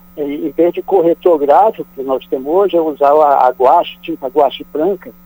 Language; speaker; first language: Portuguese; native; Portuguese